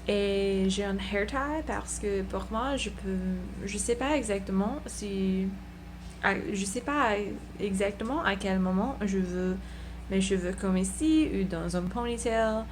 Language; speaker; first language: French; non-native, learner; English